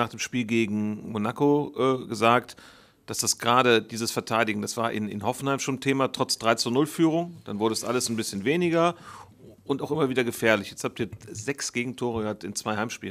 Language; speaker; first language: German; native; German